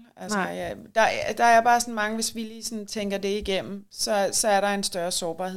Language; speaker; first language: Danish; native; Danish